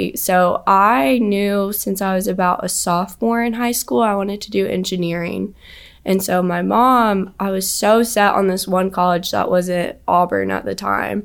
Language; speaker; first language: English; native; English